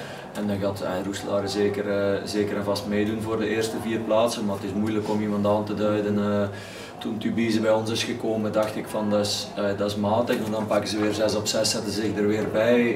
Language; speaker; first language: Dutch; native; Dutch